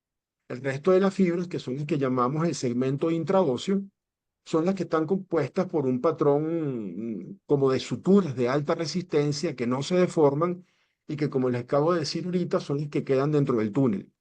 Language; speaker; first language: Spanish; native; Spanish